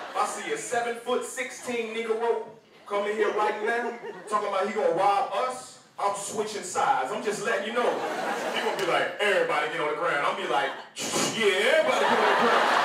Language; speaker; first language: English; native; English